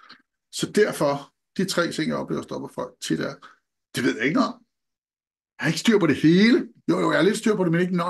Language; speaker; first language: Danish; native; Danish